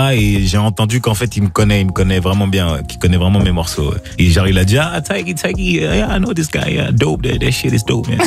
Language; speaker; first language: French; early bilingual, other home language; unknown